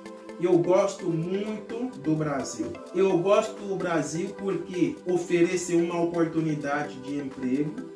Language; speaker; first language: Portuguese; non-native, learner; Haitian Creole